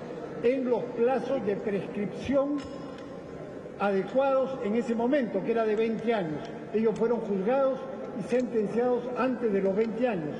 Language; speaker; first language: Spanish; native; Spanish